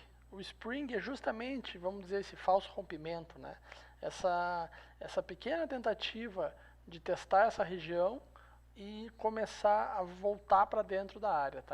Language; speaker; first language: Portuguese; native; Portuguese